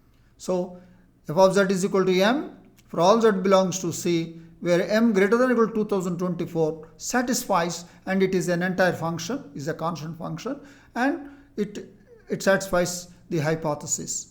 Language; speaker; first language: English; non-native, local second language; Telugu